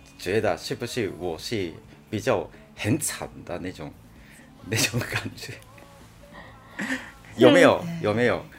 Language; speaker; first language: Chinese; non-native, fluent; Japanese